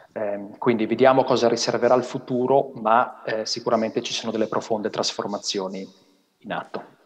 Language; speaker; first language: Italian; native; Italian